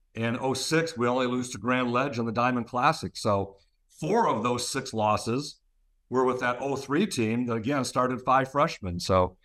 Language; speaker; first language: English; native; English